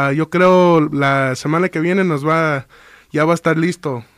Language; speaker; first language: English; native; English